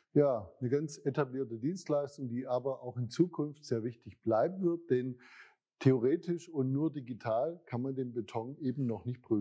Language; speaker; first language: German; native; German